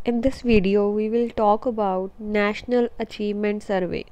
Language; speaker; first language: English; non-native, local second language; Punjabi